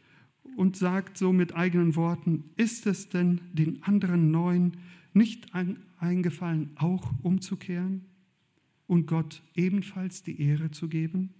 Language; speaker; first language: German; native; German